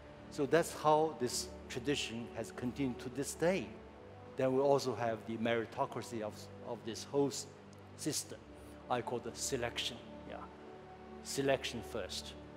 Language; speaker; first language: English; non-native, fluent; Chinese